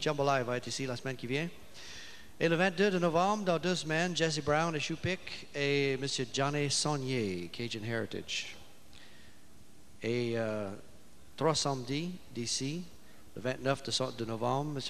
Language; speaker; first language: French; early bilingual, heritage; French